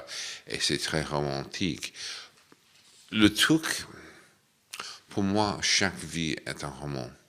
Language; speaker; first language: French; non-native, fluent; English